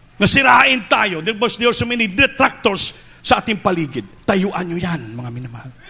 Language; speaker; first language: Filipino; non-native, local second language; Cebuano